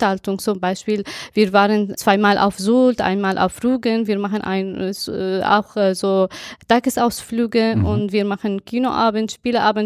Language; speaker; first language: German; non-native, fluent; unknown